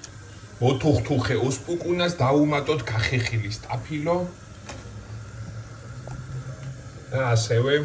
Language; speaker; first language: Georgian; native; Georgian